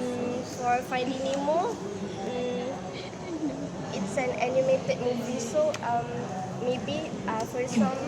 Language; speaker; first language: English; non-native, learner; Malay